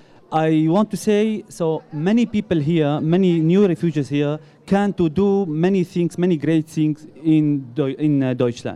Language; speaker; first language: English; non-native, learner; Arabic